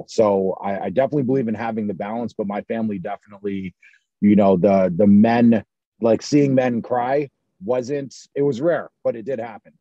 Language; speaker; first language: English; native; English